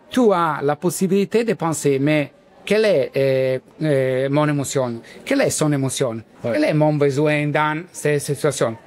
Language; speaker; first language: French; non-native, learner; Italian